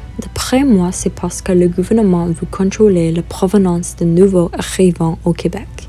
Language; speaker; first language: French; non-native, local second language; English